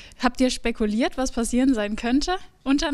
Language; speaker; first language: German; native; German